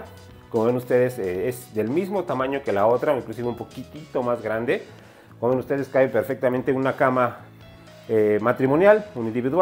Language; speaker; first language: Spanish; native; Spanish